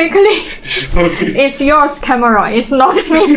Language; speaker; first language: English; non-native, learner; Chinese